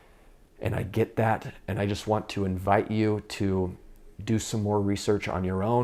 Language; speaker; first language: English; native; English